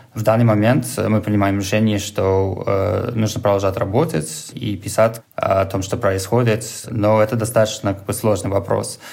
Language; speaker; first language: Russian; non-native, fluent; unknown